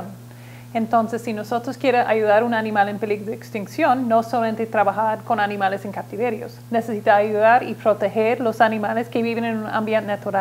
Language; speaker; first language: Spanish; non-native, learner; English